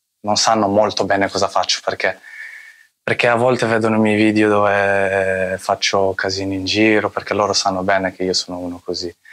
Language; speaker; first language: Italian; early bilingual, other home language; Arabic